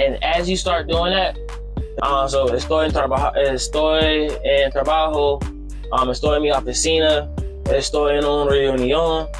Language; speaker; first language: Spanish; non-native, learner; English